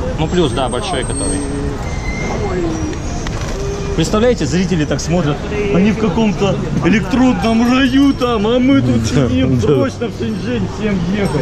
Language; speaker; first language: Russian; native; Russian